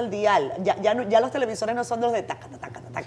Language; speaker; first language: Spanish; native; Spanish